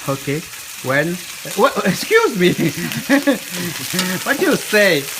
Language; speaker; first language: English; non-native, learner; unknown